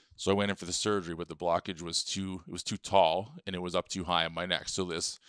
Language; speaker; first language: English; native; English